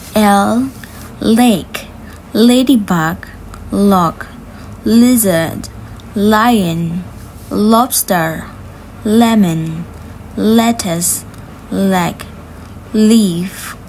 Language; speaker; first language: English; non-native, fluent; Burmese